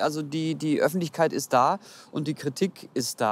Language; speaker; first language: German; native; German